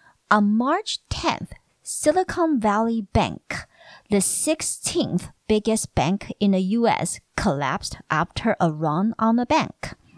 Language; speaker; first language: English; non-native, fluent; Chinese